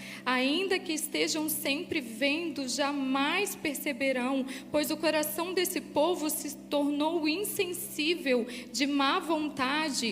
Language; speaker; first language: Portuguese; native; Portuguese